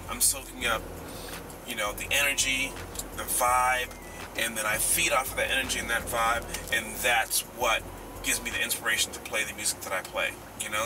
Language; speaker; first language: English; native; English